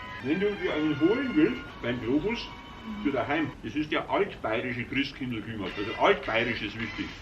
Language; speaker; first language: German; native; German